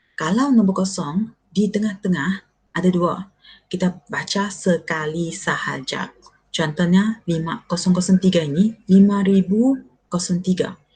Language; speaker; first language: Malay; non-native, local second language; Chinese